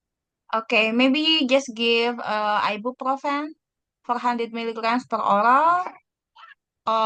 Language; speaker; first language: English; non-native, fluent; Indonesian